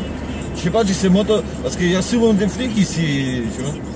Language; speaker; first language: French; non-native, learner; Polish